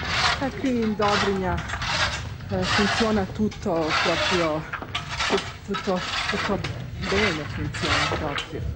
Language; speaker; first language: Italian; non-native, fluent; Bosnian